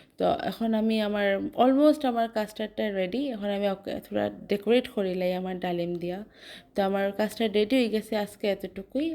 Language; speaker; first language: Bangla; native; Bangla